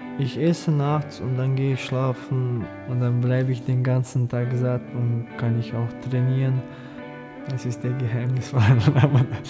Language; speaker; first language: German; early bilingual, other home language; Chechen